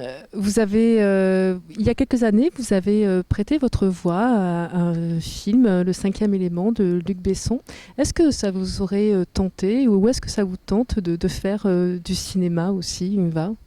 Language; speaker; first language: French; native; French